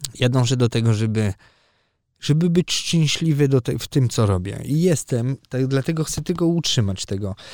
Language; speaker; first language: Polish; early bilingual, heritage; Polish